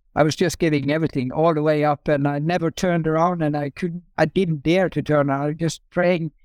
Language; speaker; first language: English; non-native, fluent; Norwegian